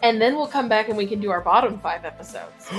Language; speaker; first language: English; native; English